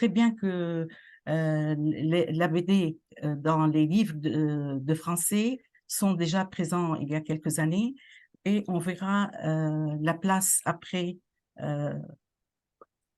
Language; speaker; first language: French; non-native, local second language; Arabic